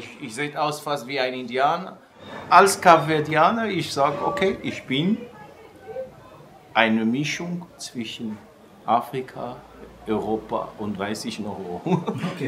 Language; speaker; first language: German; non-native, fluent; Kabuverdianu